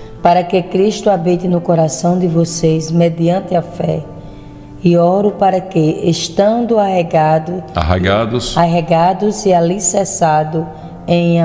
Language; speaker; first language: Portuguese; native; Portuguese